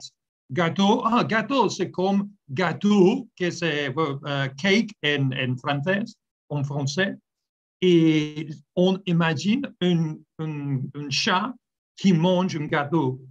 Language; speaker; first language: French; non-native, learner; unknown